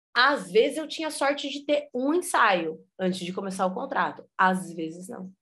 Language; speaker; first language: Portuguese; early bilingual, heritage; Portuguese